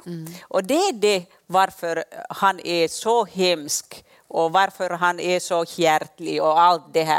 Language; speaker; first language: Swedish; non-native, local second language; Finnish